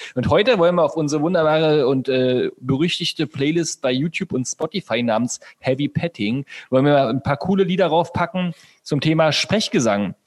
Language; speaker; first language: German; native; German